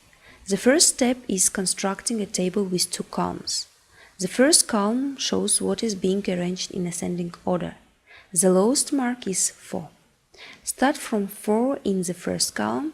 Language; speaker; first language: English; non-native, fluent; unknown